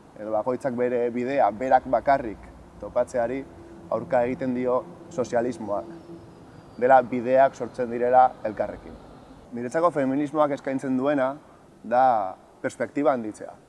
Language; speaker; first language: Basque; native; Basque